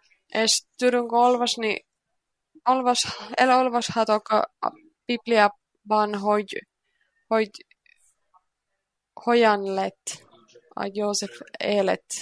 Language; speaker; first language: Hungarian; non-native, learner; Finnish